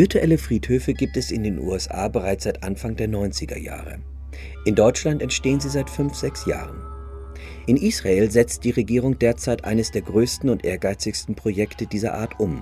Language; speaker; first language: German; native; German